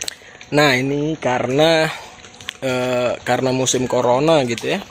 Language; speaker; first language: Indonesian; native; Indonesian